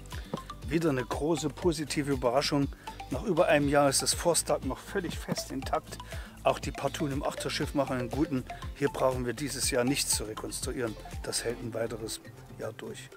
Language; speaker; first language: German; native; German